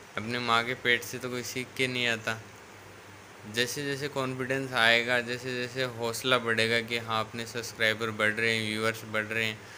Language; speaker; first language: Hindi; native; Hindi